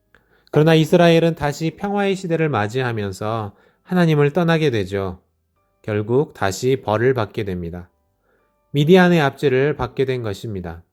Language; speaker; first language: Korean; native; Korean